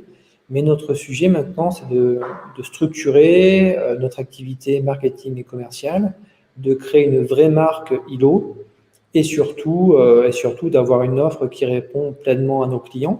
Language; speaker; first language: French; native; French